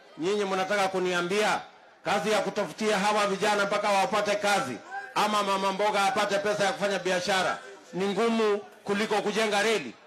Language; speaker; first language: Swahili; non-native, local second language; Kalenjin